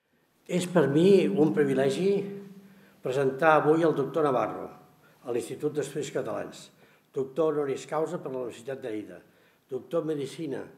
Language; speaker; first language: Catalan; native; Catalan